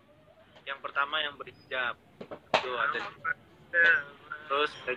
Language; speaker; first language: Indonesian; native; Indonesian